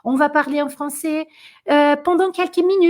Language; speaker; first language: French; non-native, fluent; Portuguese